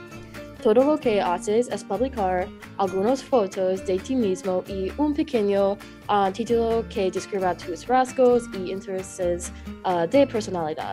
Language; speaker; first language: Spanish; non-native, learner; English